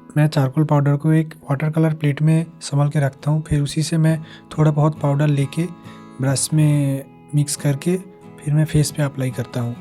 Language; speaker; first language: Hindi; non-native, local second language; Bangla